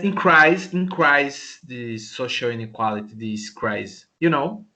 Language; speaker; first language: English; non-native, learner; Portuguese